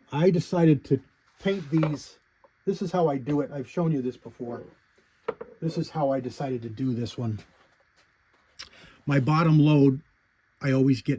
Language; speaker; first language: English; native; English